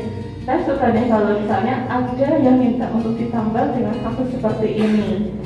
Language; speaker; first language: Indonesian; non-native, local second language; Javanese